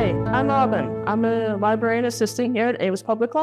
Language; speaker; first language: English; native; English